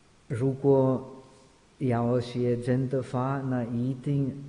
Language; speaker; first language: Chinese; non-native, fluent; Czech